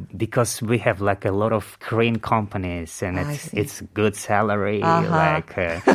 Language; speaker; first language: English; non-native, learner; Uzbek